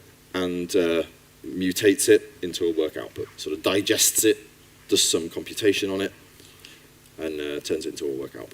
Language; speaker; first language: English; native; English